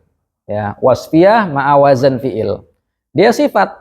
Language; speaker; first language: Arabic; non-native, fluent; Indonesian